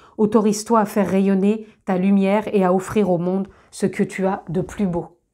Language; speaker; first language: French; native; French